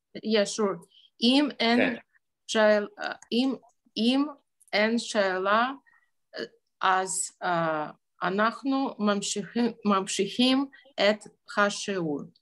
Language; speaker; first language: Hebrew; non-native, learner; Russian